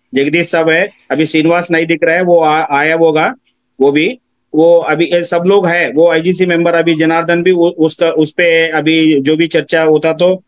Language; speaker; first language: Hindi; non-native, local second language; Telugu